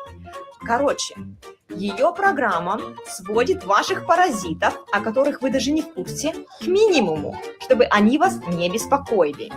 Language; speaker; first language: Russian; native; Russian